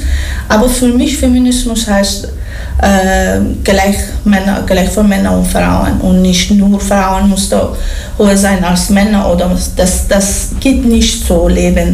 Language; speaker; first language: German; non-native, learner; Persian